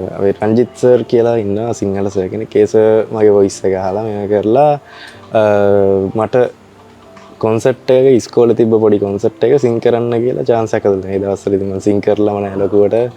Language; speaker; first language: Sinhala; native; Sinhala